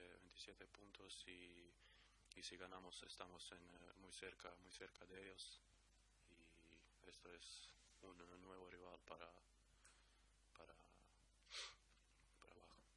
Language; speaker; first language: Spanish; non-native, learner; Croatian